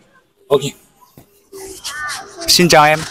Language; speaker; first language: Vietnamese; non-native, learner; Chinese